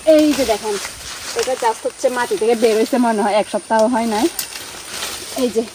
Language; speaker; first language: Bangla; non-native, local second language; Chakma